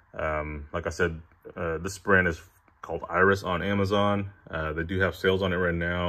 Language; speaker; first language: English; native; English